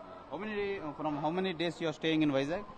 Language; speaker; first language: English; non-native, local second language; Telugu